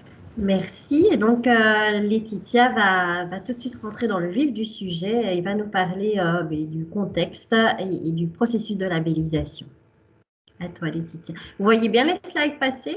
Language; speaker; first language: French; native; French